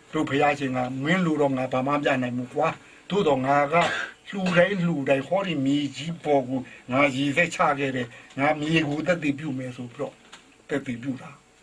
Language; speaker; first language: Burmese; native; Burmese